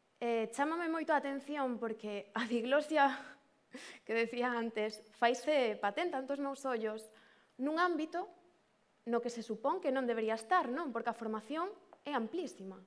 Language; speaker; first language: Galician; native; Galician